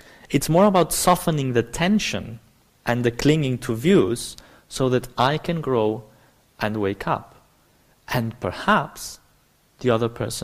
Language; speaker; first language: English; non-native, fluent; Spanish